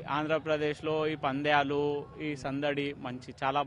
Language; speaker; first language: Telugu; native; Telugu